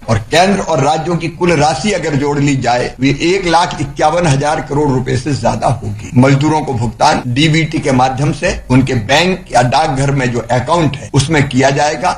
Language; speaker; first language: Hindi; native; Hindi